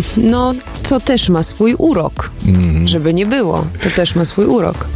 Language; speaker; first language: Polish; early bilingual, other home language; German